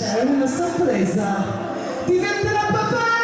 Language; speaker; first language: Italian; native; Italian